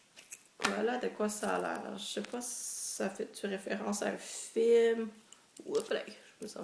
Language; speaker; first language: French; native; French